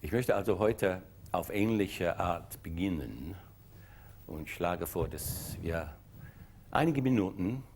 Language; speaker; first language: German; non-native, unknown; English